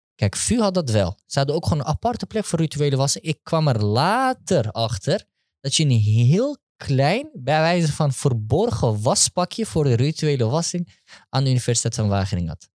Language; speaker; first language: Dutch; early bilingual, other home language; Turkish